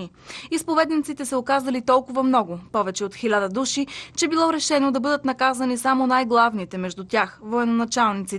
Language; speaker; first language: Bulgarian; native; Bulgarian